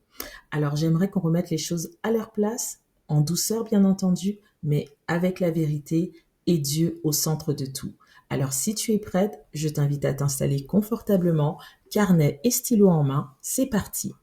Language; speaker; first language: French; native; French